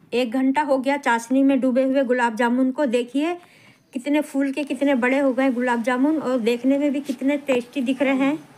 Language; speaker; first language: Hindi; native; Hindi